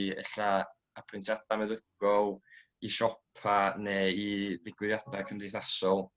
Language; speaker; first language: Welsh; native; Welsh